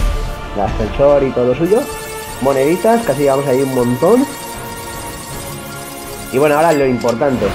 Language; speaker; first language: Spanish; native; Spanish